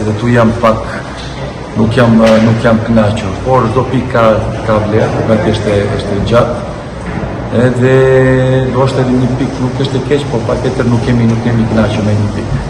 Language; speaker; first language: Albanian; non-native, learner; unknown